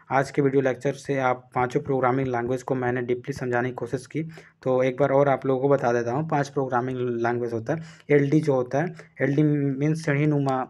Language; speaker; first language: Hindi; native; Hindi